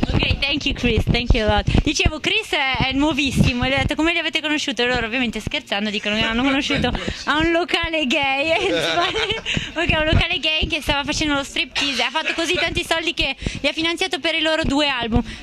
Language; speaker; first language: Italian; native; Italian